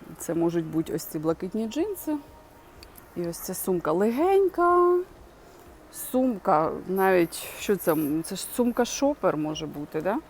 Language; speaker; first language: Ukrainian; non-native, local second language; Russian